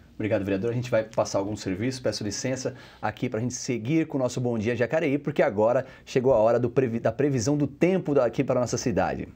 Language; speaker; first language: Portuguese; native; Portuguese